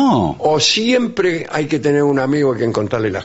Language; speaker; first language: Spanish; native; Spanish